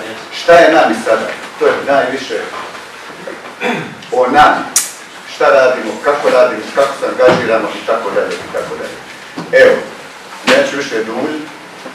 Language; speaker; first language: Croatian; native; Croatian